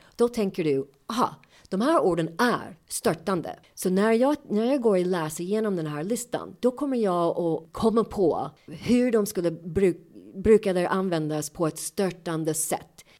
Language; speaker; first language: Swedish; non-native, fluent; English